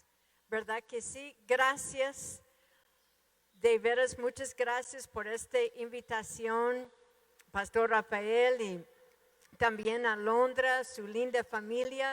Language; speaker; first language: Spanish; non-native, fluent; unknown